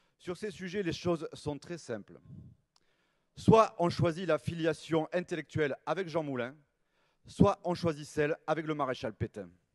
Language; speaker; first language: French; native; French